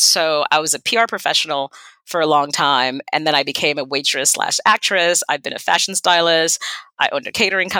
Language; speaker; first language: English; non-native, fluent; Haitian Creole